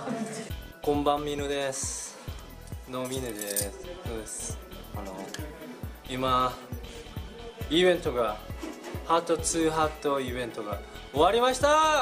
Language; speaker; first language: Japanese; non-native, fluent; Korean